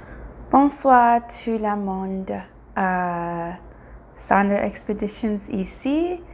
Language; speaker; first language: French; non-native, learner; English